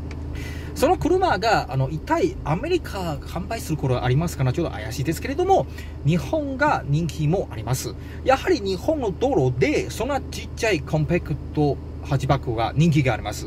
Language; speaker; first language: Japanese; non-native, learner; Chinese